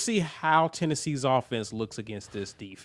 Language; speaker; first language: English; native; English